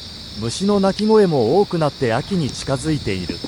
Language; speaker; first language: Japanese; native; Japanese